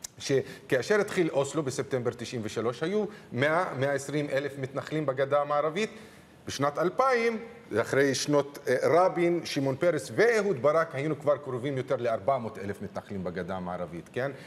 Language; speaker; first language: Hebrew; non-native, local second language; Arabic